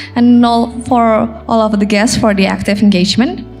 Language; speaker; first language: English; non-native, fluent; Indonesian